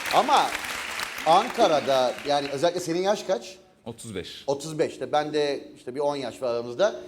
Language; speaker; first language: Turkish; native; Turkish